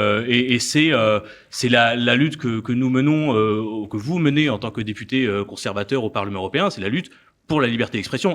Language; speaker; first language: French; native; French